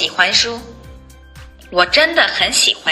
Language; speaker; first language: Chinese; non-native, learner; Korean